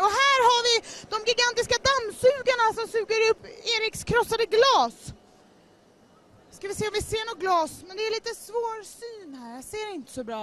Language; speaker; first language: Swedish; native; Swedish